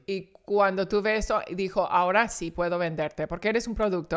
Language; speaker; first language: Spanish; early bilingual, heritage; Spanish